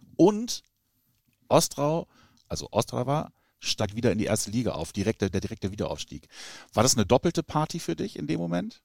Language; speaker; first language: German; native; German